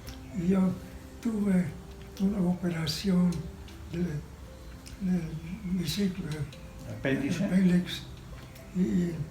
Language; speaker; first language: Spanish; non-native, fluent; English